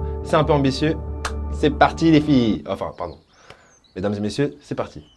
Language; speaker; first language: French; native; French